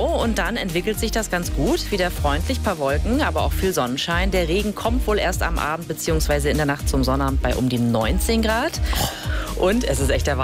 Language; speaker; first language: German; native; German